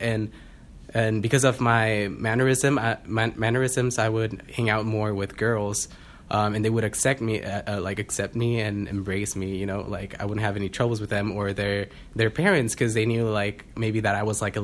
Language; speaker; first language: English; non-native, fluent; Spanish